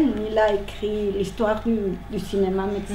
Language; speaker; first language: French; non-native, learner; Spanish